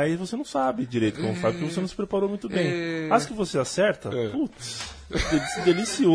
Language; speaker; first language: Portuguese; native; Portuguese